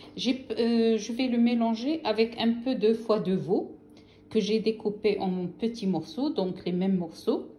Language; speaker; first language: French; non-native, local second language; Arabic